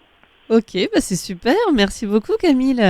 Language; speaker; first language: French; native; French